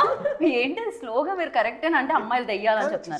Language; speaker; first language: Telugu; native; Telugu